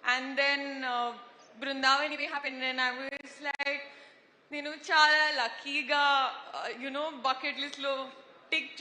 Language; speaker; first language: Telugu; non-native, learner; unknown